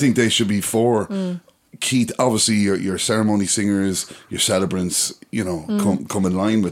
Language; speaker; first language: English; native; English